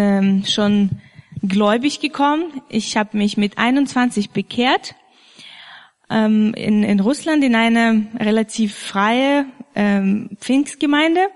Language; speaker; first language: German; non-native, fluent; Russian